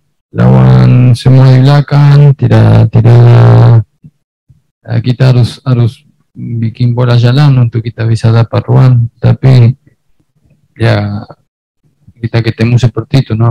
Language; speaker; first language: Indonesian; non-native, fluent; Spanish